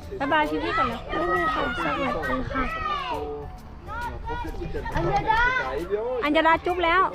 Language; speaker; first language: Thai; native; Thai